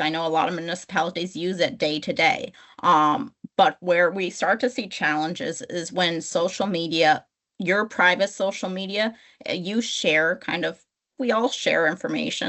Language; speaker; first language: English; native; English